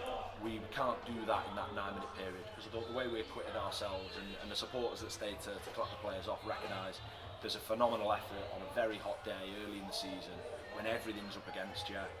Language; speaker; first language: English; native; English